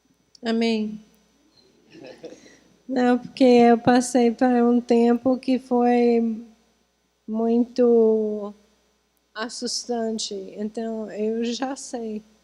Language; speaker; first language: Portuguese; non-native, fluent; English